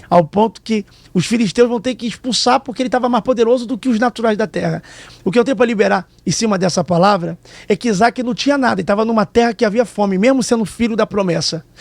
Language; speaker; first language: Portuguese; native; Portuguese